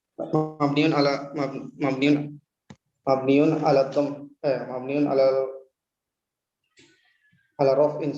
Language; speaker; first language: Arabic; non-native, learner; Indonesian